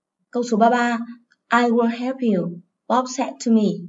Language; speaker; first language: English; non-native, fluent; Vietnamese